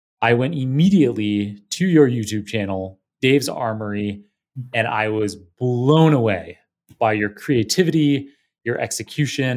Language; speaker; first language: English; native; English